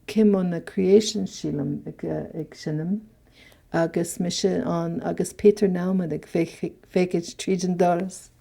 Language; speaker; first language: Irish; non-native, fluent; English